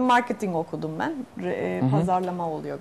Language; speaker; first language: Turkish; non-native, fluent; Spanish